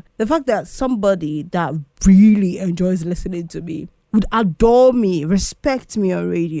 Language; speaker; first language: English; non-native, local second language; Igbo